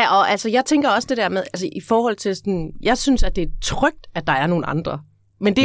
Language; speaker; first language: Danish; native; Danish